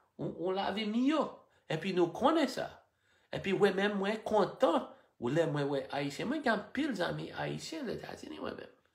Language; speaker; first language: Haitian Creole; non-native, fluent; English